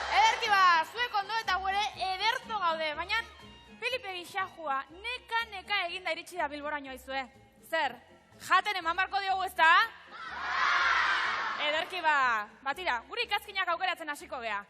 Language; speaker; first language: Basque; native; Basque